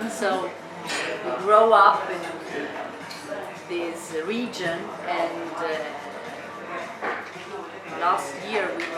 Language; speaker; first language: English; non-native, fluent; Italian